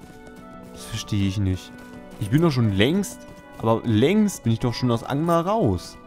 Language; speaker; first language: German; native; German